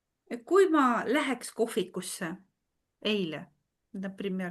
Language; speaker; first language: Estonian; non-native, fluent; Russian